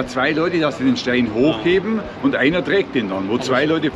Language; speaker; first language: German; native; German